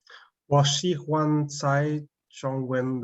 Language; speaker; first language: Chinese; non-native, learner; German